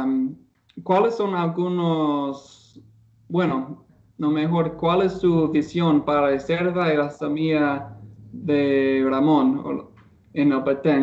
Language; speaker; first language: Spanish; non-native, learner; English